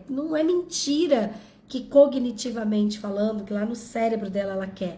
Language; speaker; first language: Portuguese; native; Portuguese